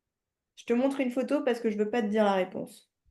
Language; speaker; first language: French; native; French